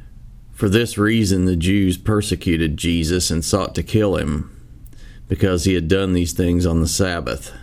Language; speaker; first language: English; native; English